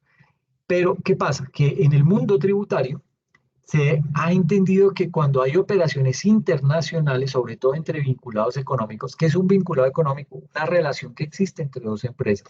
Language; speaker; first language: Spanish; native; Spanish